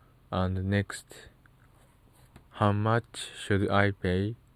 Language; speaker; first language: English; non-native, learner; Japanese